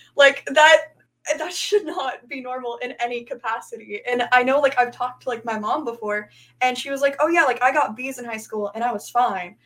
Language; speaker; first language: English; native; English